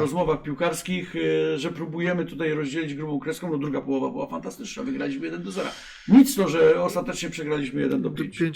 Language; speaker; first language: Polish; native; Polish